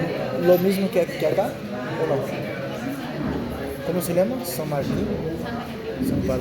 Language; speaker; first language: Spanish; non-native, learner; Portuguese